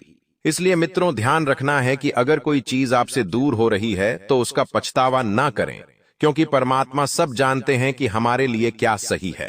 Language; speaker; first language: Hindi; native; Hindi